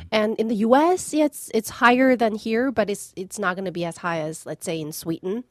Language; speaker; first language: English; non-native, fluent; Chinese